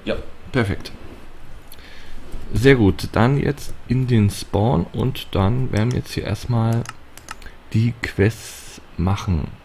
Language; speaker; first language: German; native; German